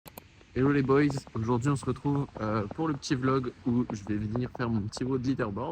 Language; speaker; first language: French; native; French